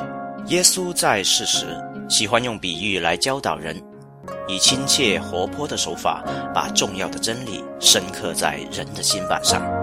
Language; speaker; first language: Chinese; native; Chinese